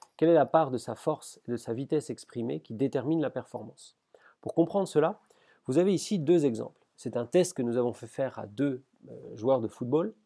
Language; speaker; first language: French; native; French